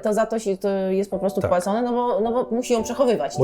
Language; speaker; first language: Polish; native; Polish